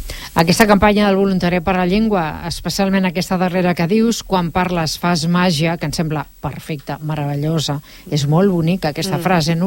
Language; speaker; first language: Catalan; native; Catalan